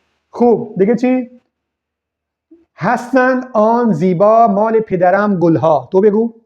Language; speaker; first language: Persian; non-native, fluent; Urdu